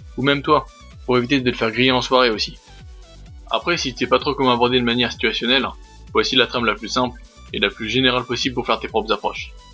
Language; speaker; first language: French; native; French